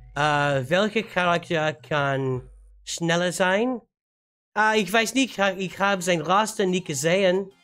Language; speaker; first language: German; non-native, learner; English